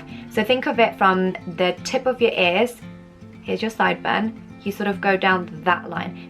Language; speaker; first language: English; native; English